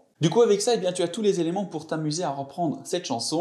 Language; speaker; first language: French; native; French